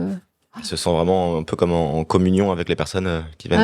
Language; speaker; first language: French; native; French